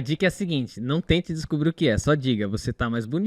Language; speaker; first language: Portuguese; native; Portuguese